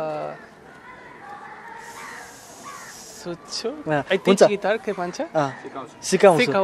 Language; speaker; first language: Nepali; non-native, learner; Spanish